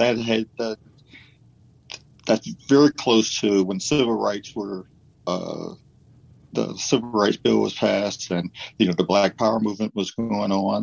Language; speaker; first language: English; native; English